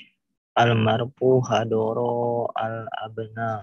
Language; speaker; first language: Arabic; non-native, learner; Indonesian